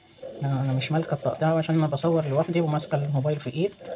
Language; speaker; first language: Arabic; native; Arabic